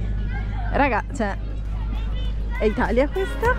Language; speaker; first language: Italian; native; Italian